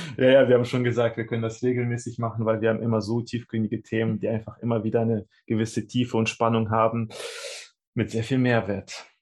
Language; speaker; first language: German; early bilingual, other home language; Russian